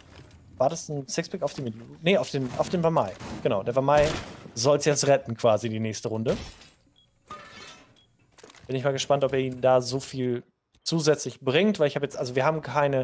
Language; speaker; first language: German; native; German